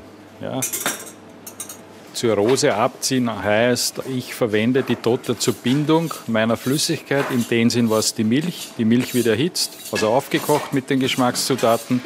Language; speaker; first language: German; native; German